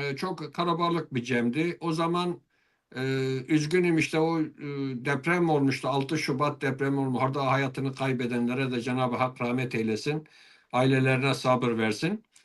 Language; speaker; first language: Turkish; non-native, local second language; Zaza